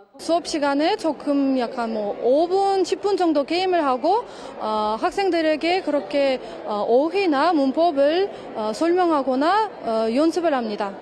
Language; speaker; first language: Korean; non-native, fluent; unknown